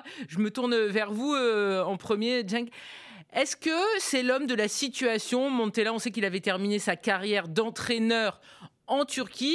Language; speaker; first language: French; native; French